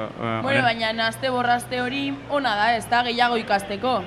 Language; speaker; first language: Basque; non-native, learner; Spanish